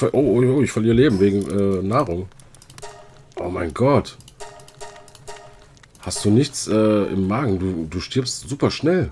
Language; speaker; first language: German; native; German